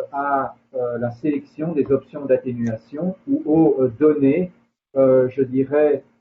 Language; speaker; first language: French; native; French